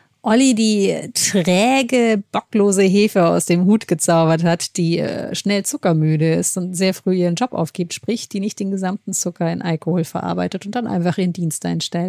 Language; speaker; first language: German; native; German